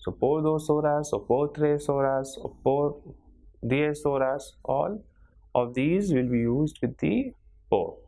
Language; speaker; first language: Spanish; non-native, fluent; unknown